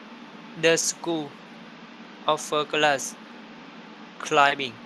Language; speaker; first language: English; non-native, learner; Vietnamese